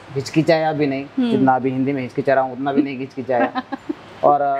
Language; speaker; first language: Hindi; non-native, local second language; Kachhi